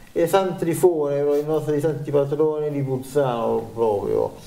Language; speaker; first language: Italian; native; Italian